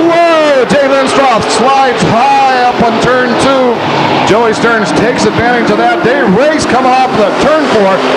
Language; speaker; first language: English; native; English